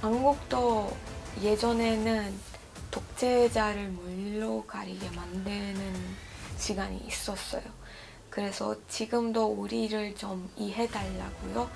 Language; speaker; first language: Korean; non-native, fluent; Persian